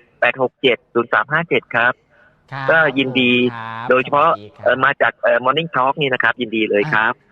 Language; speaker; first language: Thai; native; Thai